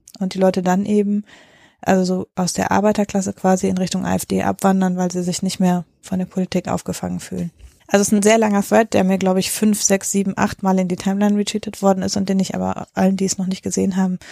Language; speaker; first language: German; native; German